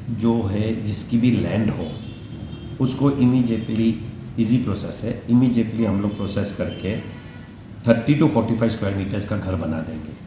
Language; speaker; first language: Hindi; non-native, local second language; Gujarati